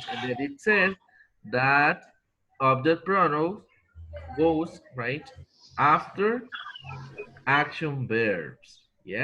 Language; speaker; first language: English; non-native, fluent; Spanish